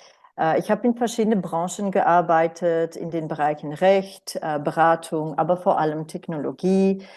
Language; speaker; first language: German; non-native, fluent; Romanian